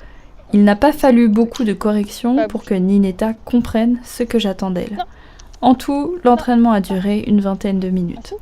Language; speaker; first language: French; native; French